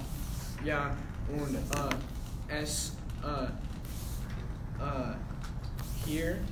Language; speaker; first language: German; non-native, learner; English